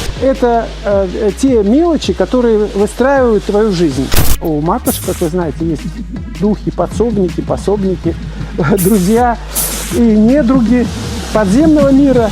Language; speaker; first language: Russian; native; Russian